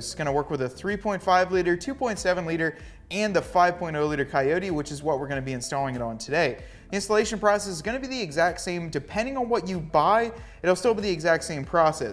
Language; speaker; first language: English; native; English